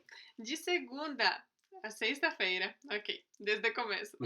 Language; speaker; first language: Portuguese; non-native, fluent; Polish